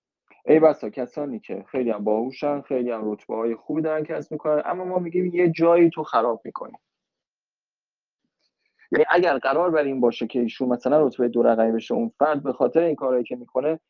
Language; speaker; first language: Persian; native; Persian